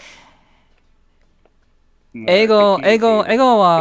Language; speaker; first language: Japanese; non-native, learner; English